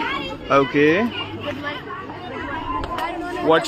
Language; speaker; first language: English; non-native, local second language; Hindi